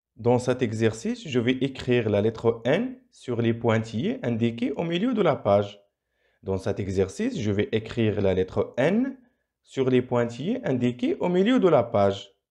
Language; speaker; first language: French; non-native, local second language; Arabic